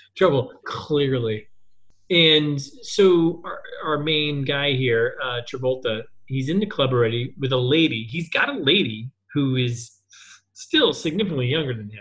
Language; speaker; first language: English; native; English